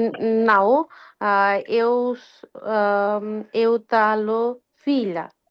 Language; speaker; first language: Portuguese; non-native, learner; Bangla